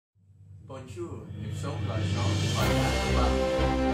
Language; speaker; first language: French; non-native, learner; Dutch